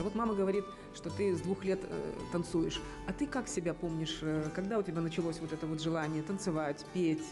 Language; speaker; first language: Russian; native; Russian